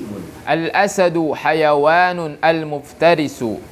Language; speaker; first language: Arabic; non-native, fluent; Indonesian